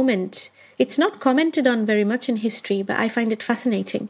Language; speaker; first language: English; non-native, local second language; Bangla